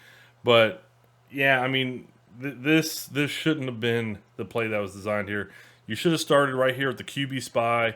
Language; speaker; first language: English; native; English